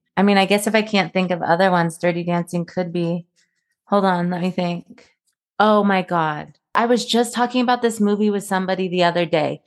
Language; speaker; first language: English; native; English